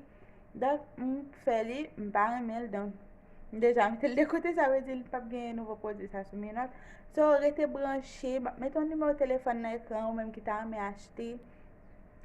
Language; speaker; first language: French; non-native, local second language; Haitian Creole